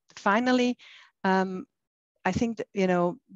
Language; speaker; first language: English; non-native, fluent; German